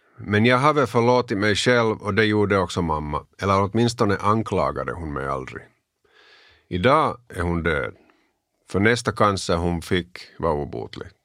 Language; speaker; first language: Swedish; native; Swedish